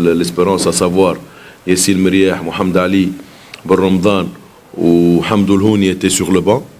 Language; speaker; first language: French; non-native, local second language; Arabic